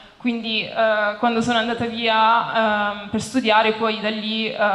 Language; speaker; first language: Italian; native; Italian